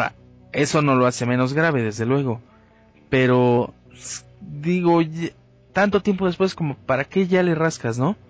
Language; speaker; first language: Spanish; native; Spanish